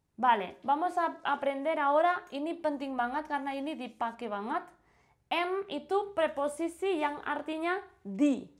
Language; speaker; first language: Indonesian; non-native, fluent; Spanish